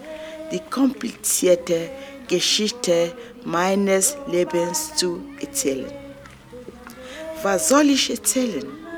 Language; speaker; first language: German; non-native, fluent; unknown